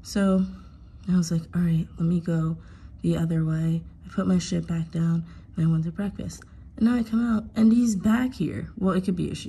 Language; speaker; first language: English; native; English